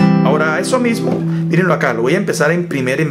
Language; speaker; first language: Spanish; native; Spanish